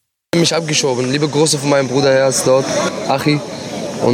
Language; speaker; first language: German; non-native, fluent; Arabic